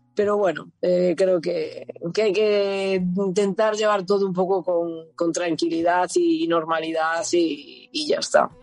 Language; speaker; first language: Spanish; native; Spanish